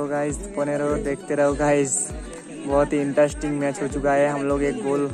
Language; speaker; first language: Hindi; non-native, local second language; Bangla